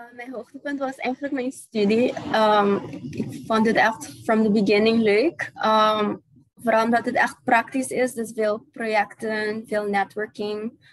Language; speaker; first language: Dutch; non-native, local second language; Papiamento